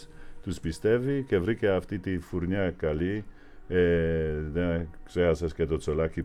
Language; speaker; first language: Greek; non-native, fluent; Polish